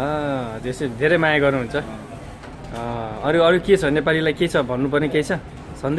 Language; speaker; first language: Nepali; native; Nepali